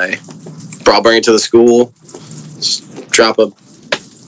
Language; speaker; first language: English; native; English